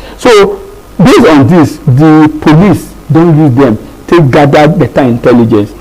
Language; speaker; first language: Nigerian Pidgin; non-native, local second language; Yoruba